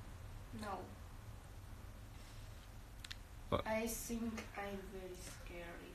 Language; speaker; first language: English; non-native, learner; Russian